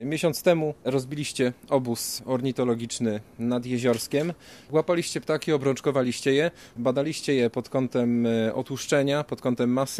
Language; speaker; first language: Polish; native; Polish